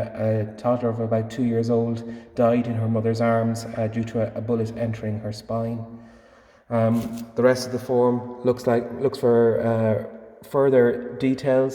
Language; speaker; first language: English; native; English